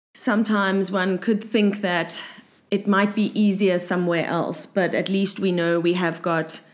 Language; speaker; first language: English; native; English